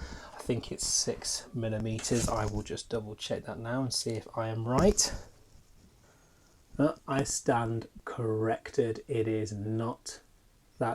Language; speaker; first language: English; native; English